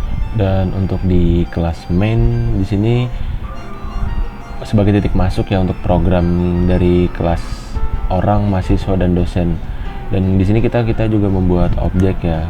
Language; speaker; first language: Indonesian; native; Indonesian